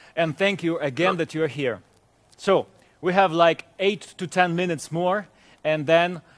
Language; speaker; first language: English; non-native, fluent; Ukrainian